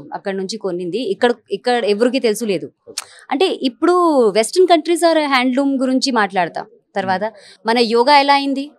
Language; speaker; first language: Telugu; non-native, local second language; Hindi